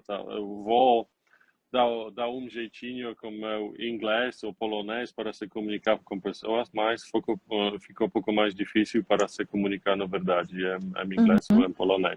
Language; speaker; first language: Portuguese; non-native, learner; Polish